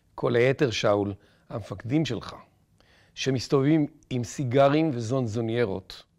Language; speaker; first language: Hebrew; native; Hebrew